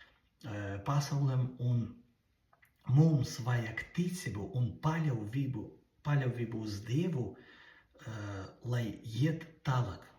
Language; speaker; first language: Latvian; non-native, local second language; Russian